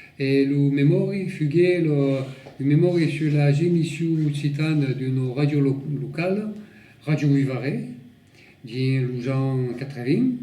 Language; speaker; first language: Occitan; native; Occitan